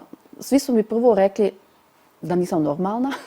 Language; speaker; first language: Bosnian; early bilingual, heritage; Bosnian